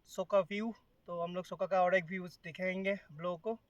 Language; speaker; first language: Hindi; non-native, local second language; Bangla